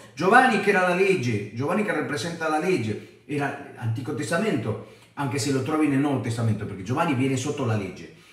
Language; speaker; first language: Italian; non-native, fluent; Spanish